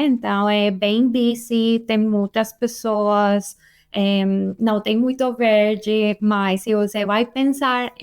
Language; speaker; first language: Portuguese; non-native, fluent; Spanish